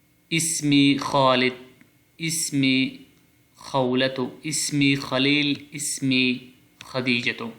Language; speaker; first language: Arabic; non-native, fluent; Pashto